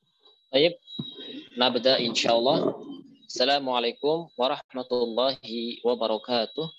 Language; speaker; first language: Arabic; non-native, fluent; Indonesian